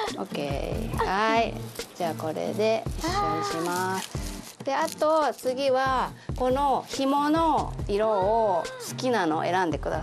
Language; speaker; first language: Japanese; native; Japanese